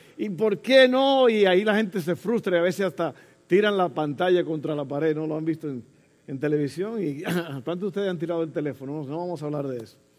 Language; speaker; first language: Spanish; early bilingual, heritage; Spanish